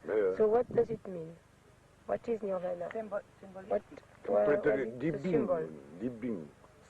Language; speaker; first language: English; non-native, fluent; French